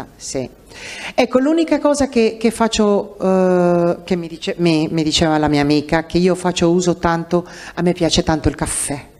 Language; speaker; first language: Italian; non-native, fluent; English